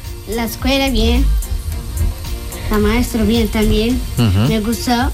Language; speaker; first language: Spanish; non-native, learner; Arabic